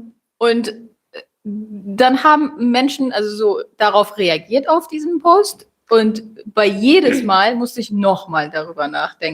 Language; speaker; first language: German; non-native, fluent; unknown